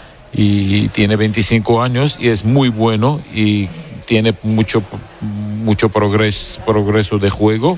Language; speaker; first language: Spanish; non-native, learner; Georgian